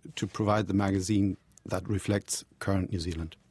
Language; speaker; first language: English; non-native, fluent; German